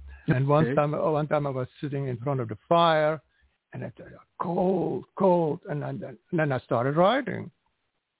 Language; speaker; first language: English; non-native, fluent; Dutch